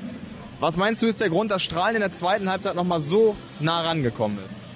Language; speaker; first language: German; native; German